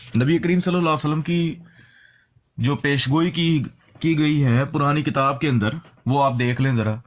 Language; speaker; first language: Urdu; native; Urdu